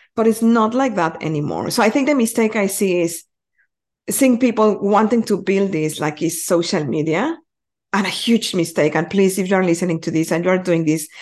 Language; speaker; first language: English; non-native, fluent; Spanish